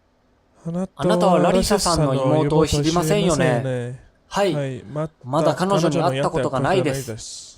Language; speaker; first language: Japanese; non-native, learner; English